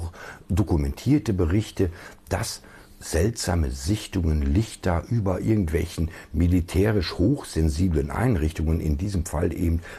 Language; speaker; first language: German; native; German